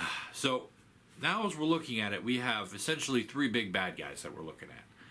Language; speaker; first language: English; native; English